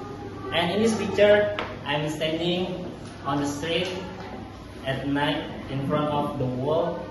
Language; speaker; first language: English; non-native, learner; Indonesian